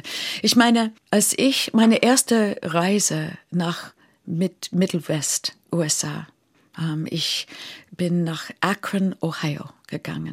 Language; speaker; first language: German; non-native, fluent; English